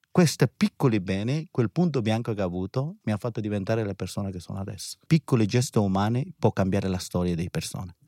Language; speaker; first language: Italian; non-native, fluent; Persian